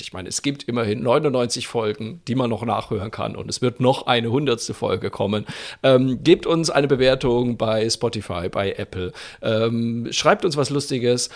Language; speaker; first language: German; native; German